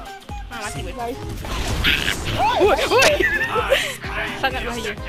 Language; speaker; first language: Malay; native; Malay